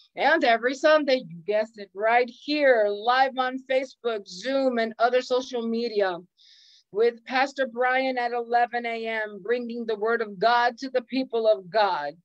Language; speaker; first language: English; native; English